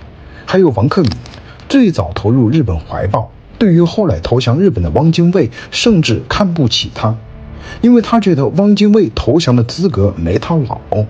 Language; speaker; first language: Chinese; native; Chinese